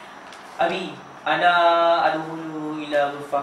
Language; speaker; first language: Arabic; non-native, learner; Malay